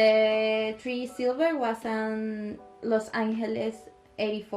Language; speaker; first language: English; non-native, local second language; Spanish